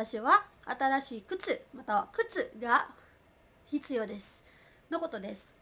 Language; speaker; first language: Japanese; non-native, fluent; Filipino